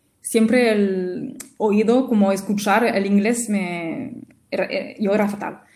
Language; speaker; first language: Spanish; non-native, fluent; French